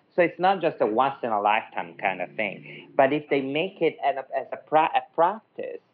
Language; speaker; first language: English; non-native, fluent; Italian